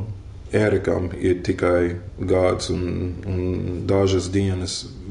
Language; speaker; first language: Latvian; non-native, fluent; English